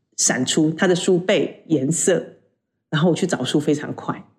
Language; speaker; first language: Chinese; native; Chinese